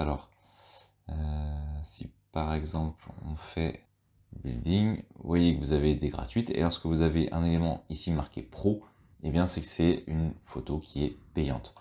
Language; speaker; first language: French; native; French